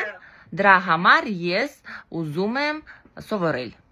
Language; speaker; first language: Armenian; non-native, learner; Russian